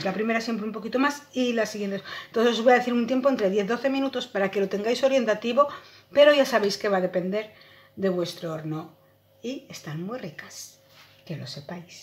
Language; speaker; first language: Spanish; native; Spanish